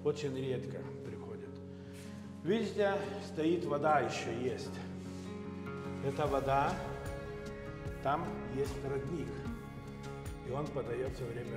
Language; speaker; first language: Russian; non-native, local second language; Lithuanian